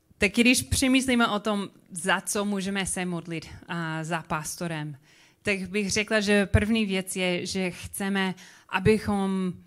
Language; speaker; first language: Czech; non-native, learner; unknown